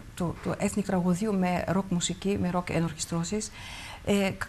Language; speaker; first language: Greek; early bilingual, heritage; Greek